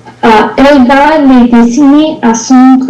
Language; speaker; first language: French; non-native, learner; English